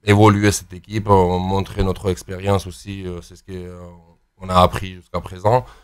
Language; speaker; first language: French; non-native, fluent; Georgian